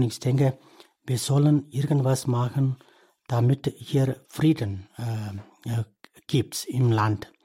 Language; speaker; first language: German; non-native, learner; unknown